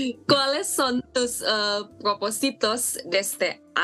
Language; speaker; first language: Spanish; non-native, learner; Indonesian